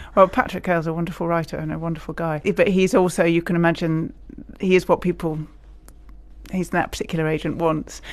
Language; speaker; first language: English; native; English